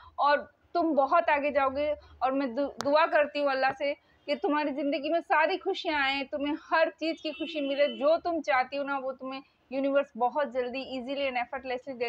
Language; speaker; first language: Hindi; native; Hindi